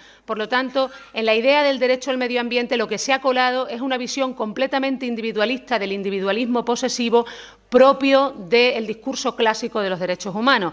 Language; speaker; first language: Spanish; native; Spanish